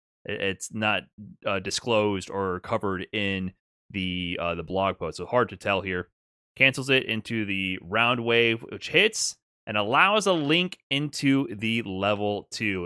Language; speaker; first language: English; native; English